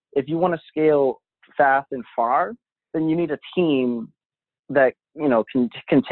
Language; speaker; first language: English; native; English